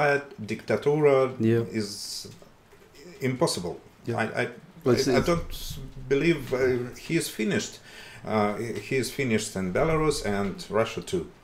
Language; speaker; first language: English; non-native, learner; Russian